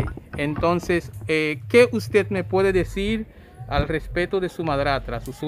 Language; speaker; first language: Spanish; native; Spanish